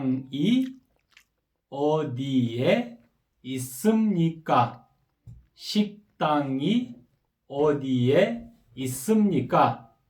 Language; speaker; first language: Korean; non-native, fluent; Kyrgyz